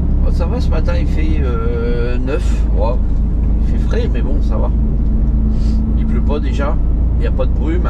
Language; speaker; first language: French; native; French